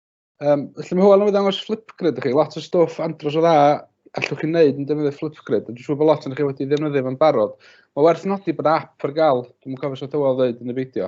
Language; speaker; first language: Welsh; native; Welsh